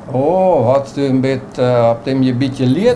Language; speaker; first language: German; non-native, local second language; Plautdietsch